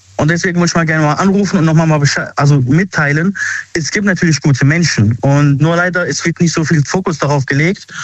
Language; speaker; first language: German; early bilingual, other home language; Arabic